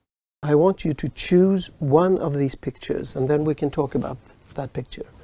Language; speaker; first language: English; non-native, fluent; Swedish